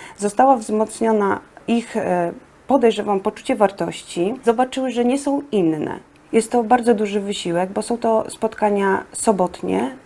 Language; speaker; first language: Polish; native; Polish